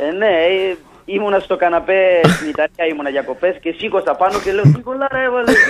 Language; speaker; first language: Greek; non-native, fluent; Italian